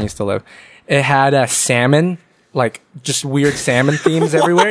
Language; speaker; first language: English; early bilingual, other home language; Vietnamese